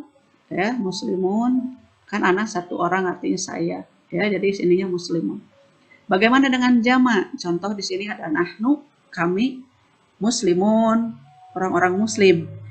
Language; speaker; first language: Indonesian; native; Indonesian